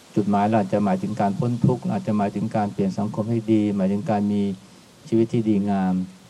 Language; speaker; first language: Thai; native; Thai